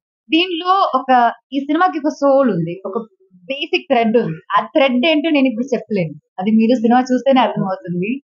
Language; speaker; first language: Telugu; non-native, local second language; Malayalam